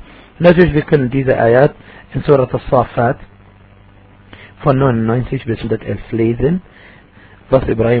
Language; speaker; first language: German; non-native, fluent; Arabic